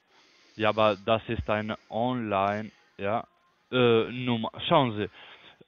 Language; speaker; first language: German; non-native, learner; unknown